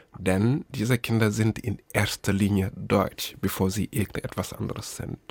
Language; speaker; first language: German; non-native, fluent; Wolof